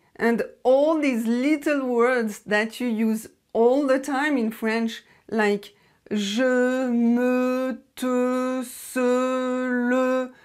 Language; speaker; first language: English; non-native, fluent; French